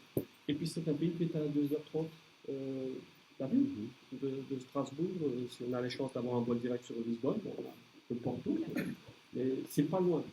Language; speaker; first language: French; native; French